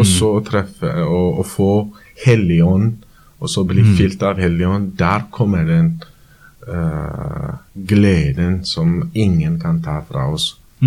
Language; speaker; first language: Norwegian; non-native, fluent; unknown